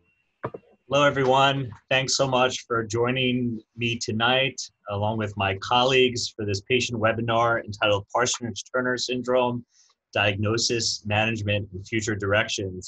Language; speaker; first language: English; native; English